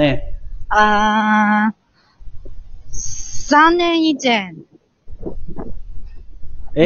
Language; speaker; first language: Japanese; non-native, learner; Chinese